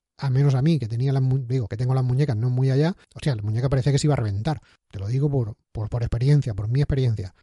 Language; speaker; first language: Spanish; native; Spanish